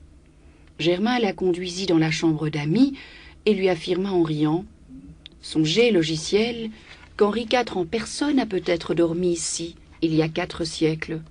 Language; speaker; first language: French; native; French